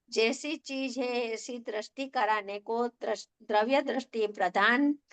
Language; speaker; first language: Hindi; non-native, local second language; Gujarati